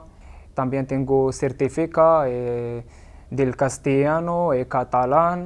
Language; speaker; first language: Spanish; non-native, learner; Arabic